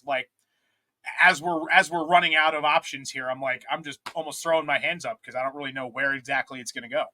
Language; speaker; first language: English; native; English